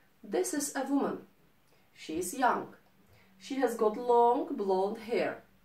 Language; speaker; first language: English; non-native, fluent; Czech